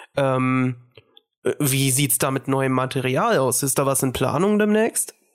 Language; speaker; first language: German; early bilingual, other home language; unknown